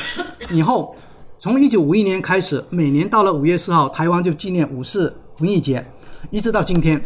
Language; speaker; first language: Chinese; native; Chinese